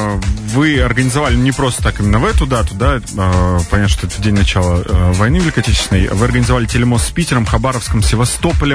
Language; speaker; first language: Russian; native; Russian